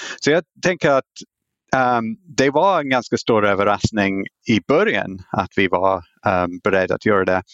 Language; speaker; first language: Swedish; non-native, fluent; English